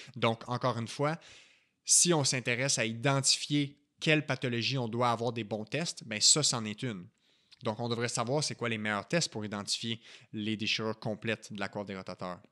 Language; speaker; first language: French; native; French